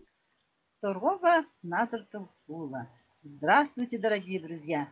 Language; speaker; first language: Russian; non-native, local second language; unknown